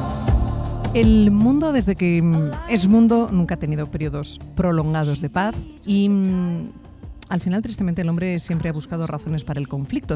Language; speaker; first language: Spanish; native; Spanish